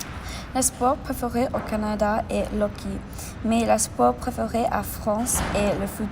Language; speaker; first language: French; non-native, learner; English